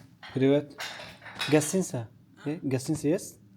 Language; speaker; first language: Russian; non-native, learner; Uzbek